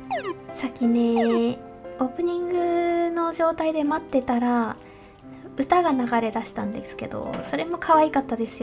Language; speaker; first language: Japanese; native; Japanese